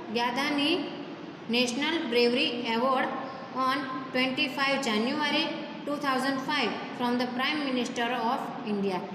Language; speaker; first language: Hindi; non-native, local second language; Gujarati